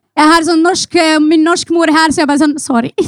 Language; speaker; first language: Norwegian; non-native, fluent; Arabic